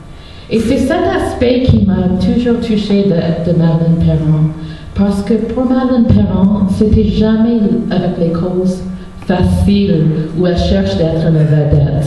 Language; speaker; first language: French; non-native, local second language; English